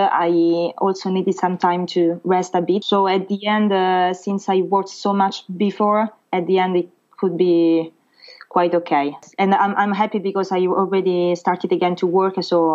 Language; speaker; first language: English; non-native, fluent; Italian